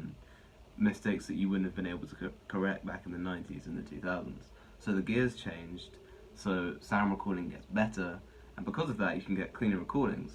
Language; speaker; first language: English; native; English